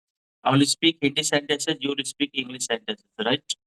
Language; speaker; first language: English; non-native, fluent; Hindi